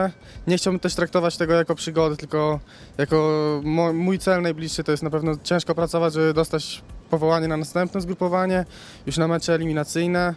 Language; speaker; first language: Polish; native; Polish